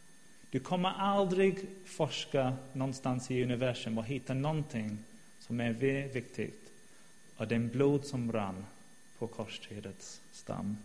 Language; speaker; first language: Swedish; non-native, fluent; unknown